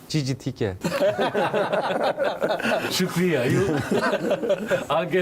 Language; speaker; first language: Hindi; non-native, learner; Turkish